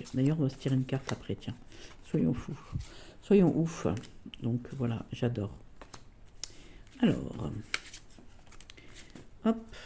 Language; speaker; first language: French; native; French